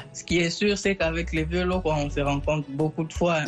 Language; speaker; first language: French; non-native, local second language; Swahili